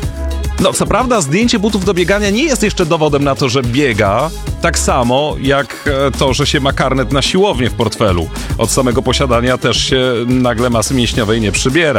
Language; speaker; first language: Polish; native; Polish